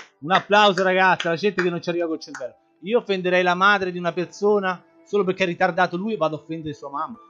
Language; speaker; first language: Italian; native; Italian